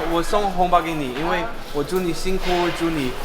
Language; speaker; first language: Chinese; non-native, learner; Dutch